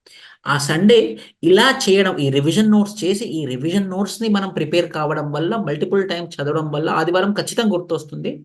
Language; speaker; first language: Telugu; native; Telugu